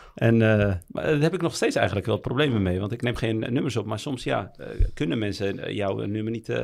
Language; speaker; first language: Dutch; early bilingual, other home language; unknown